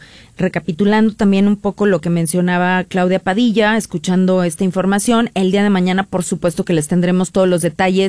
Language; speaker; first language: Spanish; native; Spanish